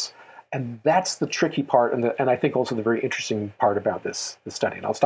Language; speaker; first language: English; native; English